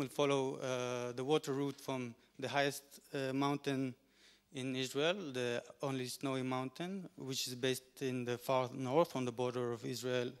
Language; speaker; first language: English; non-native, fluent; Hebrew